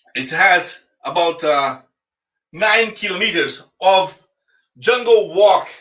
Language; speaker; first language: English; non-native, fluent; Portuguese